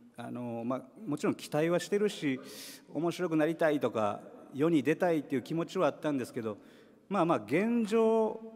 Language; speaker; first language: Japanese; native; Japanese